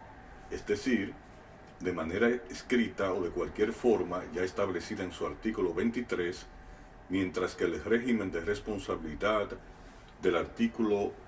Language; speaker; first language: Spanish; native; Spanish